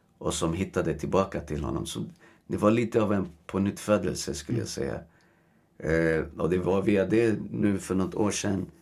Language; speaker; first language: Swedish; early bilingual, other home language; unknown